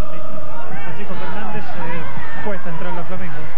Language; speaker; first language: Spanish; native; Spanish